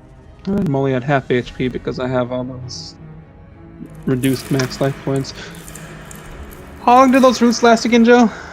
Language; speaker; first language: English; native; English